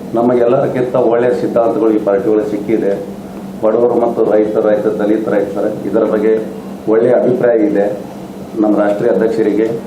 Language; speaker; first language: Kannada; non-native, local second language; Lambadi